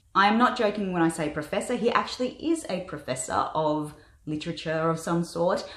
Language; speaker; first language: English; native; English